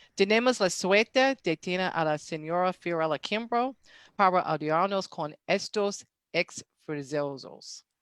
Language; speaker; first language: Spanish; non-native, fluent; English